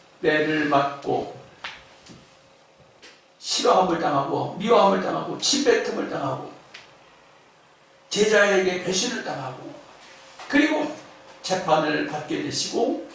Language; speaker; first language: Korean; native; Korean